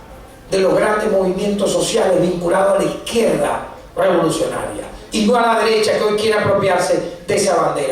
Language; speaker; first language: Spanish; native; Spanish